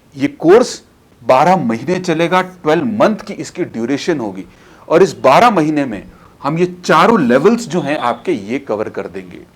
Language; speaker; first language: Hindi; native; Hindi